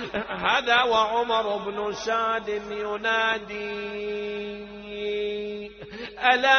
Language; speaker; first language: Arabic; native; Arabic